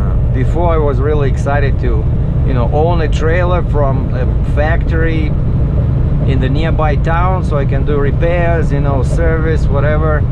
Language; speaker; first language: English; non-native, fluent; Russian